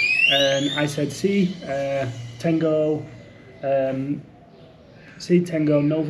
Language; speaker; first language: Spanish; non-native, learner; English